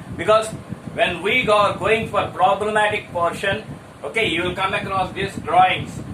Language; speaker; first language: English; non-native, local second language; Telugu